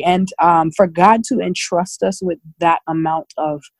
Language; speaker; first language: English; native; English